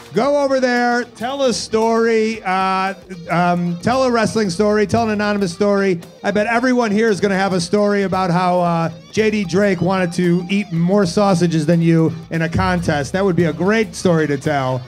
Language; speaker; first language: English; native; English